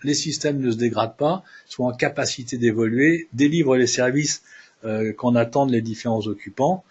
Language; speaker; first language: French; native; French